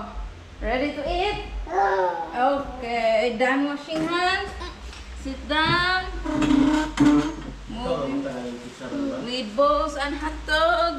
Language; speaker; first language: English; non-native, local second language; Cebuano